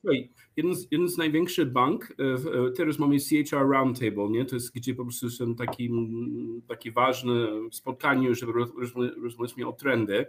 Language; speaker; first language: Polish; non-native, learner; English